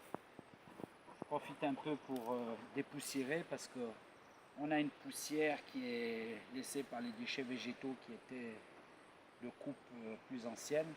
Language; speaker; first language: French; native; French